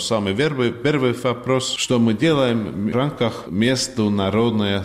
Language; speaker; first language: Russian; non-native, learner; Estonian